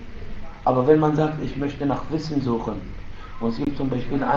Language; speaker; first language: German; non-native, fluent; Arabic